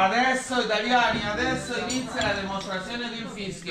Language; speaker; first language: Italian; non-native, local second language; Spanish